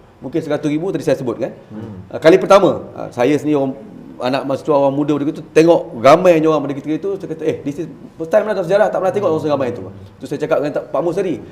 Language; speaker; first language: Malay; native; Malay